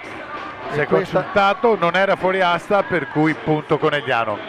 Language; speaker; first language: Italian; native; Italian